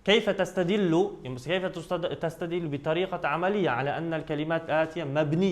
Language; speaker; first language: Arabic; non-native, fluent; Kazakh